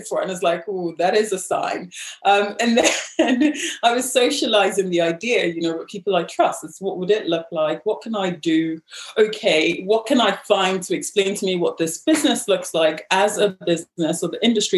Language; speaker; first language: English; non-native, local second language; Igbo